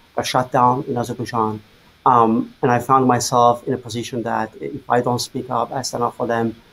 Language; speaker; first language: English; non-native, fluent; Azerbaijani